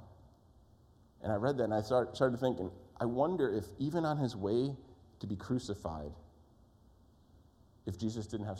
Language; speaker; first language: English; native; English